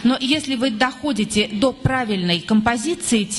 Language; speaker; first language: Russian; native; Russian